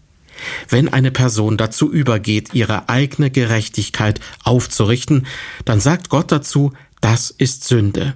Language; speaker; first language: German; native; German